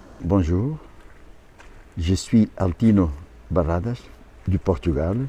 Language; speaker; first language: French; non-native, fluent; Portuguese